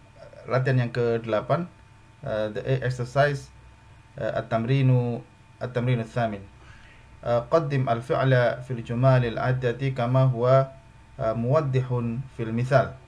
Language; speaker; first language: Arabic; non-native, fluent; Indonesian